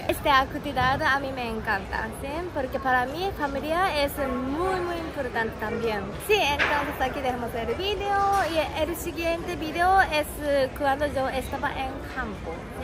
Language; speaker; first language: Spanish; non-native, fluent; Japanese